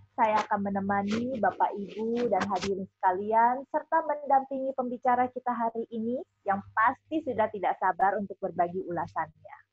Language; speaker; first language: Indonesian; native; Indonesian